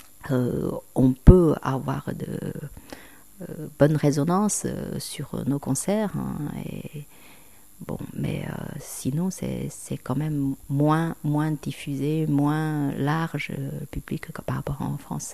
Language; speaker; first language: French; non-native, fluent; Chinese